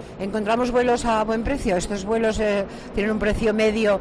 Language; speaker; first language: Spanish; non-native, local second language; Catalan